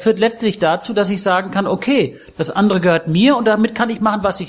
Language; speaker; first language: German; native; German